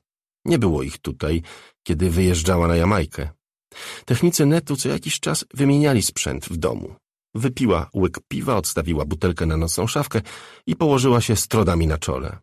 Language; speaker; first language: Polish; native; Polish